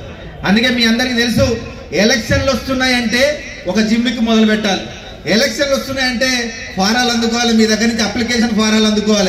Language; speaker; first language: Telugu; native; Telugu